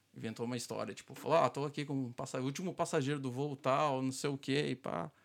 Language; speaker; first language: Portuguese; native; Portuguese